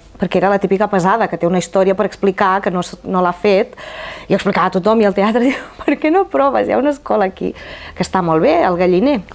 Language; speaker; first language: Catalan; non-native, fluent; Romanian